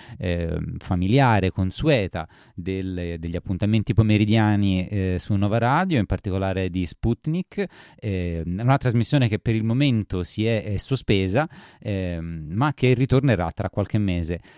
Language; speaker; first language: Italian; native; Italian